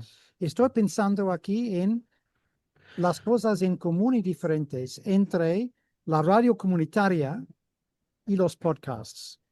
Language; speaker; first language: Spanish; non-native, fluent; English